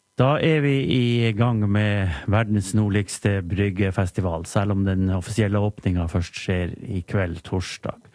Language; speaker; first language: Norwegian; native; Norwegian